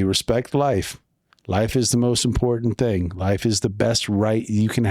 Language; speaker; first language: English; native; English